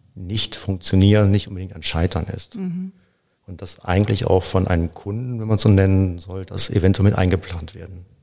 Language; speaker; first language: German; native; German